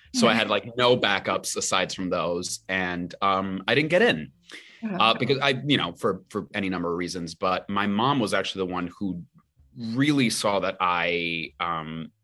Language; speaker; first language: English; early bilingual, other home language; Spanish